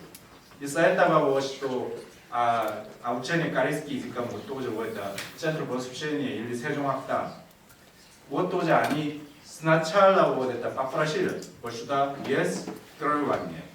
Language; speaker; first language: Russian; non-native, learner; Korean